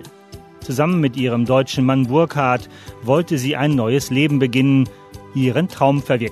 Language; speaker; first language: German; native; German